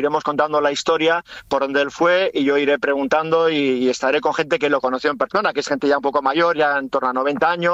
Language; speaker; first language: Spanish; native; Spanish